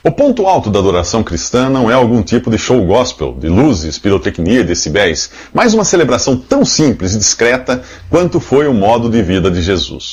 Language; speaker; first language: Portuguese; native; Portuguese